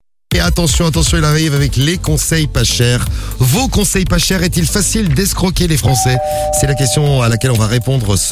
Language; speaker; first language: French; native; French